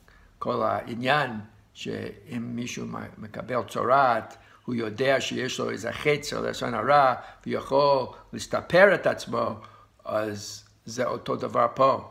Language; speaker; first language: Hebrew; non-native, fluent; English